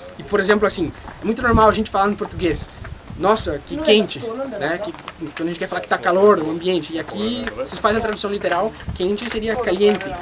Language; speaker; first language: Portuguese; native; Portuguese